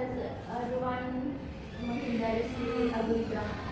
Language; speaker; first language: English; non-native, learner; Indonesian